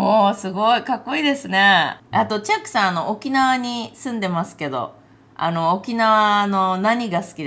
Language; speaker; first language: Japanese; native; Japanese